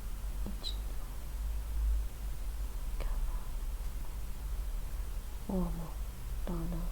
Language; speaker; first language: Italian; non-native, learner; English